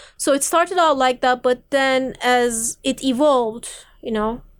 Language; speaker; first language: English; non-native, fluent; Turkish